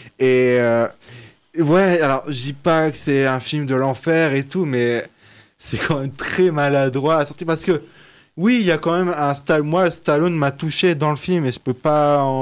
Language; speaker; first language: French; native; French